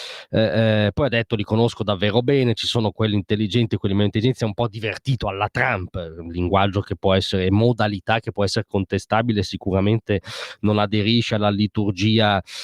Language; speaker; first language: Italian; native; Italian